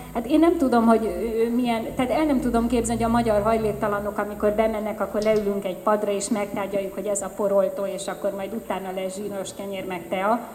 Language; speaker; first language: Hungarian; native; Hungarian